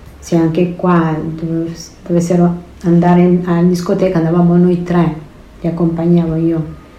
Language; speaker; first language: Italian; non-native, fluent; Spanish